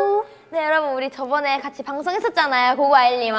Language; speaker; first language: Korean; native; Korean